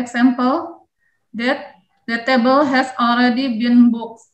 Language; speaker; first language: English; non-native, learner; Indonesian